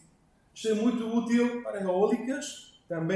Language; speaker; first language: Portuguese; non-native, learner; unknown